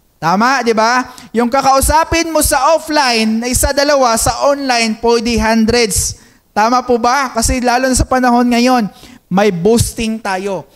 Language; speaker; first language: Filipino; non-native, local second language; Hiligaynon